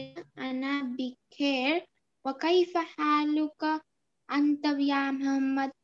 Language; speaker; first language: Arabic; non-native, learner; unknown